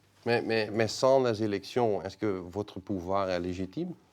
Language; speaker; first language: French; non-native, fluent; Dutch